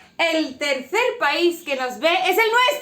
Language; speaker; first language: Spanish; native; Spanish